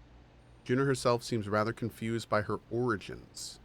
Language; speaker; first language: English; native; English